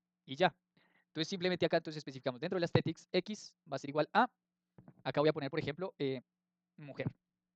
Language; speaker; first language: Spanish; native; Spanish